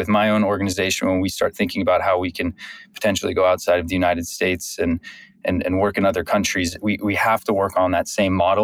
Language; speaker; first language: English; native; English